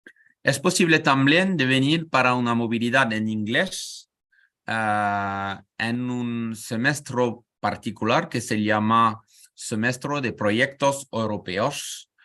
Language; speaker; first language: Spanish; non-native, learner; French